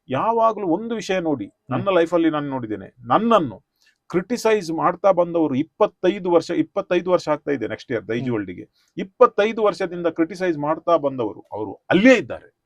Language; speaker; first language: Kannada; non-native, local second language; Konkani